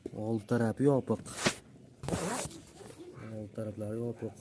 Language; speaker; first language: Uzbek; native; Uzbek